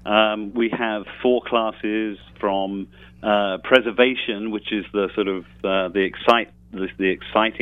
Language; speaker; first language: English; native; English